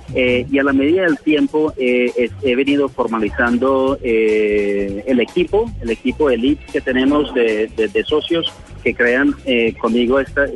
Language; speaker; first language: Spanish; early bilingual, heritage; Spanish